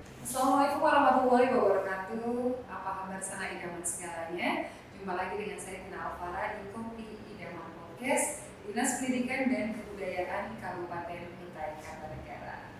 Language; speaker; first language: Indonesian; native; Indonesian